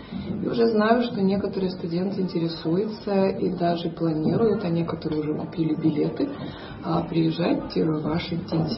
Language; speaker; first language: Russian; non-native, fluent; Lithuanian